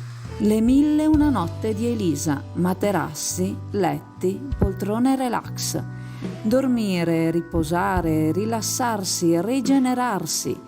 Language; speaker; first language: Italian; native; Italian